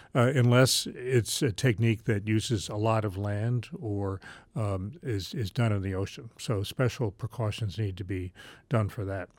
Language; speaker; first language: English; native; English